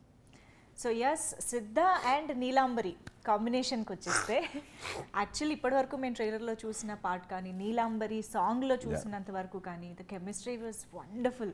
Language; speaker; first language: Telugu; native; Telugu